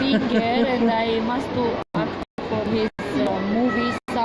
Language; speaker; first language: English; non-native, learner; Turkish